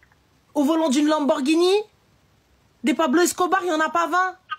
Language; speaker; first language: French; native; French